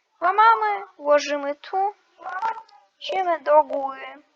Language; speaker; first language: Polish; non-native, learner; Ukrainian